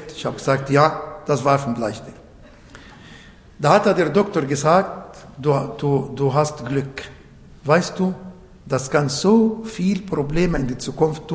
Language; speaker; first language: German; non-native, learner; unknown